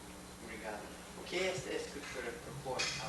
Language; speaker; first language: Portuguese; non-native, learner; English